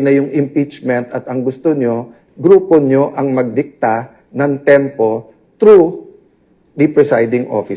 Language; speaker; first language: Filipino; native; Filipino